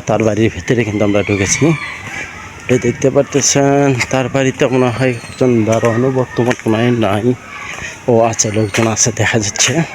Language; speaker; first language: Bangla; native; Bangla